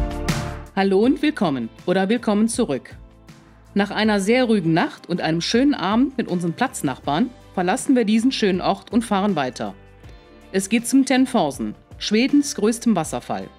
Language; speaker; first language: German; native; German